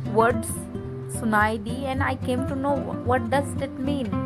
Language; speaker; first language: Hindi; non-native, local second language; Bangla